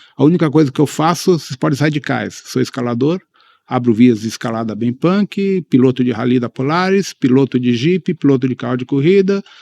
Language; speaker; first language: Portuguese; early bilingual, other home language; Spanish